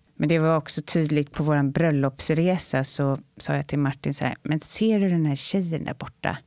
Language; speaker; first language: Swedish; native; Swedish